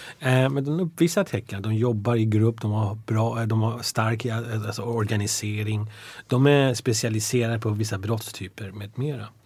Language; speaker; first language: Swedish; early bilingual, other home language; Persian